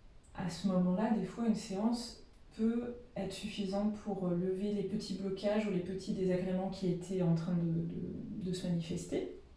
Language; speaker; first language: French; native; French